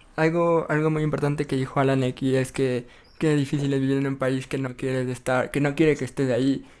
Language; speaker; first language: Spanish; native; Spanish